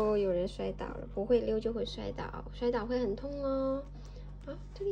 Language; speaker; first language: Chinese; native; Chinese